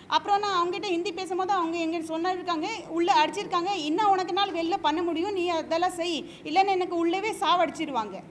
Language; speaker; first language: Tamil; non-native, local second language; Hindi